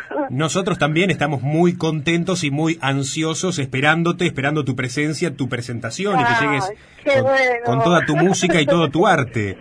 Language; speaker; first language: Spanish; native; Spanish